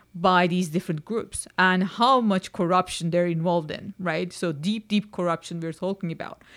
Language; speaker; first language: English; non-native, fluent; Turkish